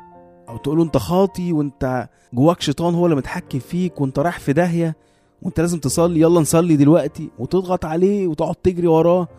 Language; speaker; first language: Arabic; native; Arabic